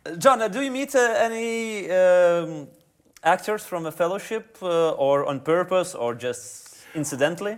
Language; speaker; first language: English; non-native, fluent; Lithuanian